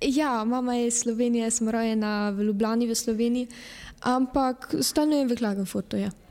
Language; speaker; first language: Slovenian; early bilingual, heritage; Slovenian